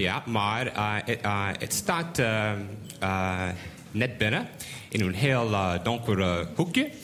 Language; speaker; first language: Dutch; non-native, learner; English